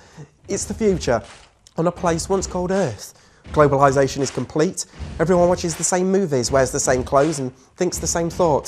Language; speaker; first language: English; native; English